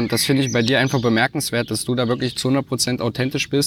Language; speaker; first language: German; native; German